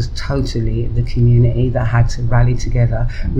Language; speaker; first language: English; native; English